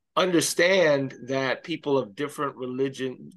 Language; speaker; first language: English; native; English